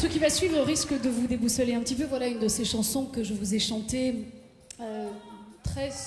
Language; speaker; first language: French; native; French